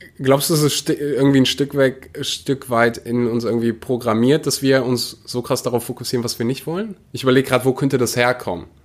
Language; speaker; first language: German; early bilingual, other home language; Russian